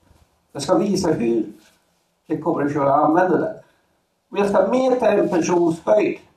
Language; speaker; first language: Swedish; non-native, fluent; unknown